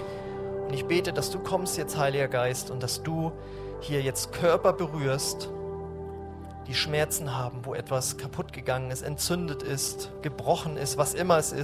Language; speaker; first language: German; native; German